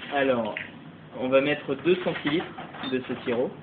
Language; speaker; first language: French; native; French